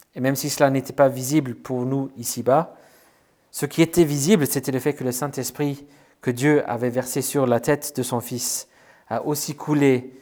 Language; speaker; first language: French; non-native, fluent; English